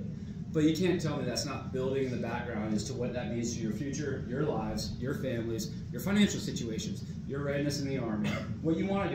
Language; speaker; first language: English; native; English